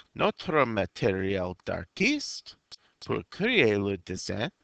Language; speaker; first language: French; non-native, fluent; English